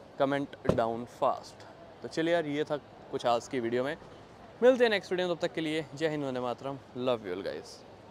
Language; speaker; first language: Hindi; native; Hindi